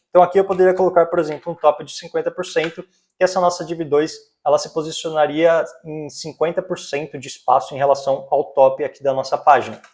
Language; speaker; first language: Portuguese; native; Portuguese